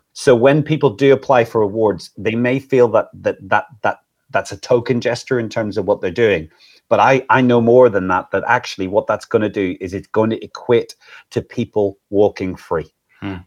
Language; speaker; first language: English; native; English